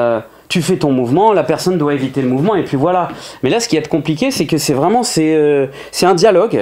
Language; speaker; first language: French; native; French